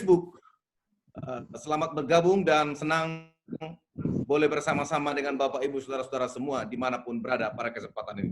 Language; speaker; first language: Indonesian; native; Indonesian